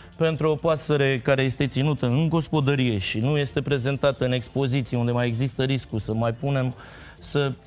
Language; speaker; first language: Romanian; native; Romanian